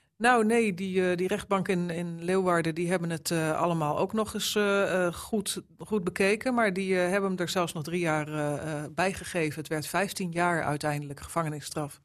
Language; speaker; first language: Dutch; native; Dutch